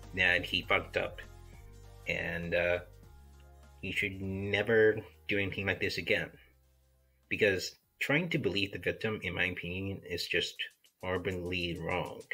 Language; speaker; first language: English; native; English